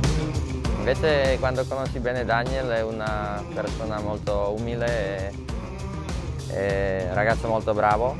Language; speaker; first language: Italian; non-native, fluent; Slovak